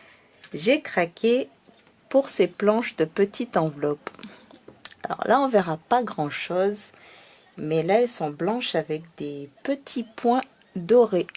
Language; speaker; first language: French; native; French